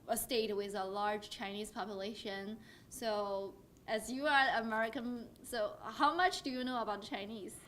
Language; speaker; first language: English; non-native, learner; Chinese